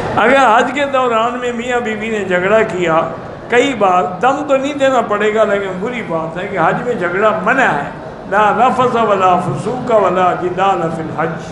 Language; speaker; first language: Urdu; native; Urdu